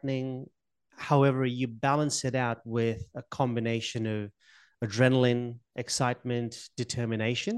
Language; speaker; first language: English; non-native, local second language; Gujarati